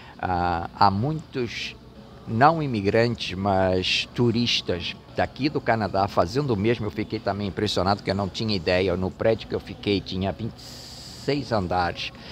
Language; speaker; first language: Portuguese; native; Portuguese